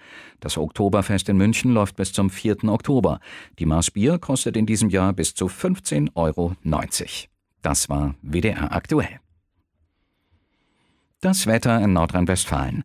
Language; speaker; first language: German; native; German